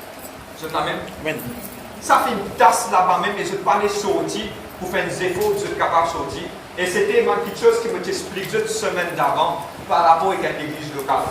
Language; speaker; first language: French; non-native, learner; Morisyen